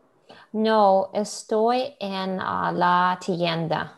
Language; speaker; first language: Spanish; non-native, learner; Russian